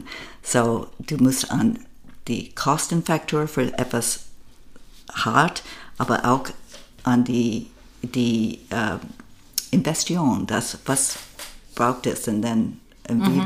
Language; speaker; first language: German; non-native, fluent; English